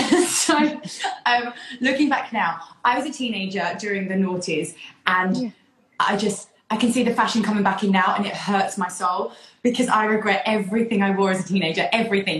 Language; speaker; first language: English; native; English